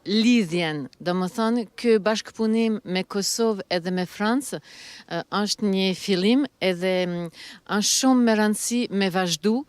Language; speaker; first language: Albanian; early bilingual, heritage; Albanian